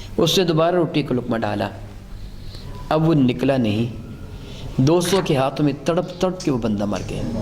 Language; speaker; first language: Urdu; non-native, local second language; Punjabi